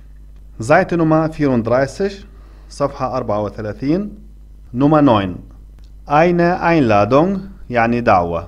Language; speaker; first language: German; non-native, fluent; Arabic